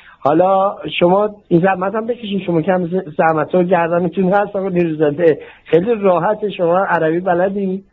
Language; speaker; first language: Persian; native; Persian